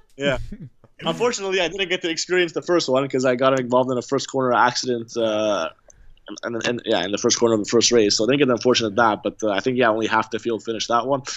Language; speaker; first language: English; native; English